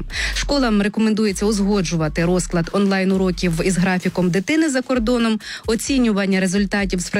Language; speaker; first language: Ukrainian; native; Ukrainian